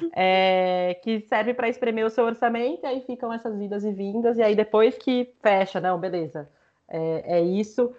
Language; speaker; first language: Portuguese; early bilingual, other home language; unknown